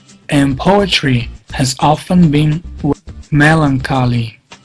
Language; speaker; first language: English; non-native, fluent; Portuguese